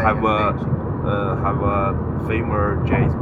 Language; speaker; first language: English; non-native, learner; Chinese